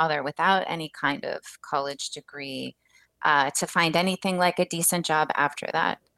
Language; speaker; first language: English; native; English